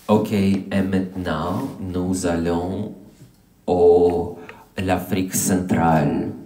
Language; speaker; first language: French; non-native, learner; English